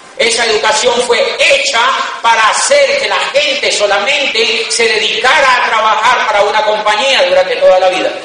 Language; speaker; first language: Spanish; native; Spanish